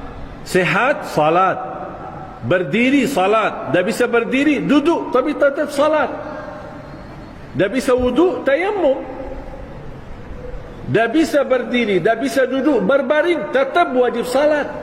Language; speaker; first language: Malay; non-native, fluent; Arabic